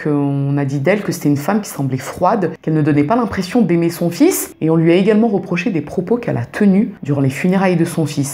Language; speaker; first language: French; native; French